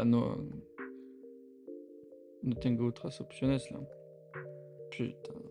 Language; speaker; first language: Spanish; non-native, learner; French